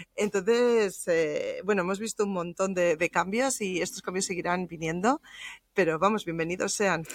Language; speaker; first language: Spanish; native; Spanish